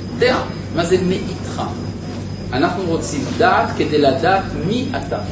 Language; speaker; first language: Hebrew; native; Hebrew